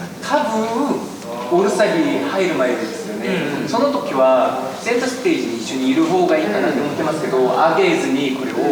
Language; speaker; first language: Japanese; non-native, fluent; Korean